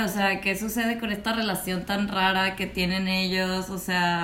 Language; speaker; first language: Spanish; native; Spanish